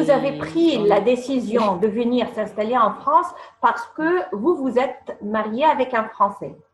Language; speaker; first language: French; non-native, fluent; Arabic